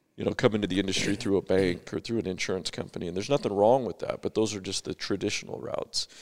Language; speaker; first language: English; native; English